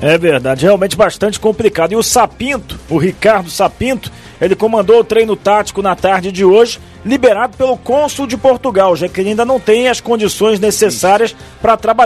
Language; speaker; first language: Portuguese; native; Portuguese